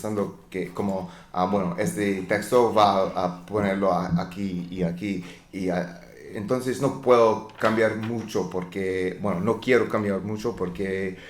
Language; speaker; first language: Spanish; non-native, learner; English